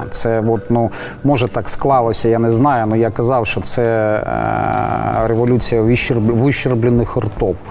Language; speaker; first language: Ukrainian; non-native, local second language; Russian